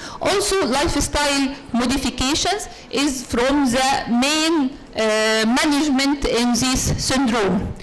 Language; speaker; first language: English; non-native, fluent; Arabic